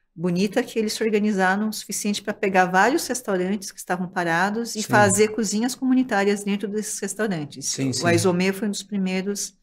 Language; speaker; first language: Portuguese; native; Portuguese